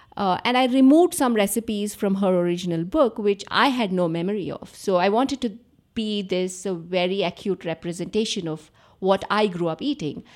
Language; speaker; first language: English; non-native, local second language; Telugu